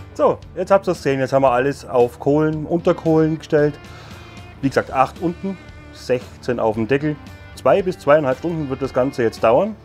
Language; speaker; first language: German; native; German